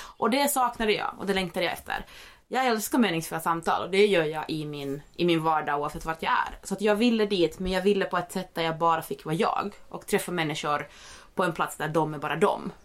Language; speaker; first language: Swedish; native; Swedish